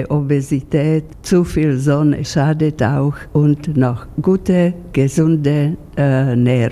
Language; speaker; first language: German; non-native, fluent; Slovak